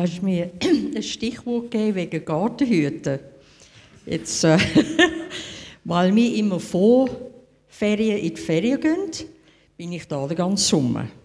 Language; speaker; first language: German; non-native, fluent; English